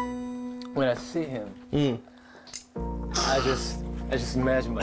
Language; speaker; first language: English; non-native, learner; Korean